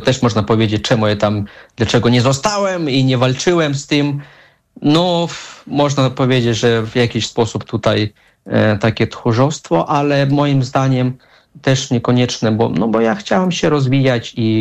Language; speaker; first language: Polish; non-native, fluent; Russian